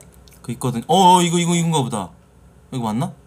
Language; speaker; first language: Korean; native; Korean